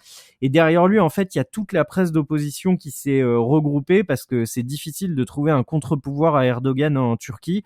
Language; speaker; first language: French; native; French